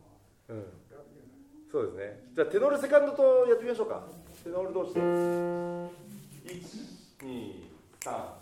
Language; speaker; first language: Japanese; native; Japanese